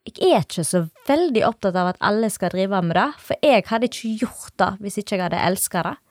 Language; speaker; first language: Norwegian; native; Norwegian